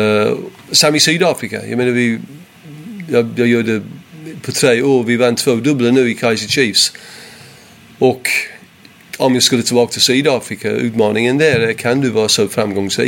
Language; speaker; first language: Swedish; non-native, fluent; English